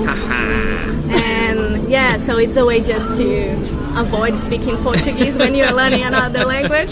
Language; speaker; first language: English; non-native, fluent; Portuguese